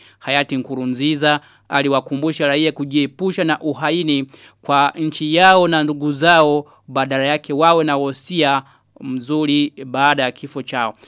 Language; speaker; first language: Swahili; non-native, local second language; Rundi